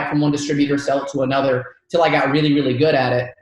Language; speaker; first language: English; early bilingual, other home language; Arabic